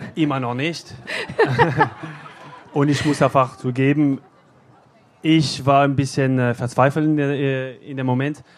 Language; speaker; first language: German; non-native, learner; French